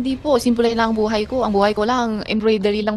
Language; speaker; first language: Filipino; non-native, learner; Chinese